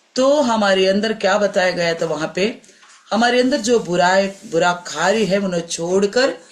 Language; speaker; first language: Hindi; non-native, local second language; Telugu